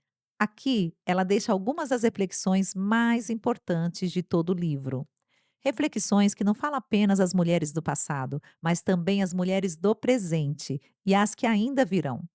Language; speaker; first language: Portuguese; native; Portuguese